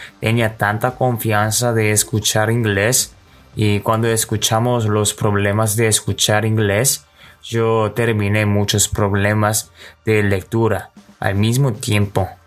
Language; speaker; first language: Spanish; non-native, learner; Korean